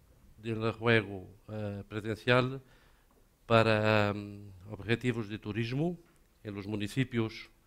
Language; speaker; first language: Spanish; non-native, learner; Portuguese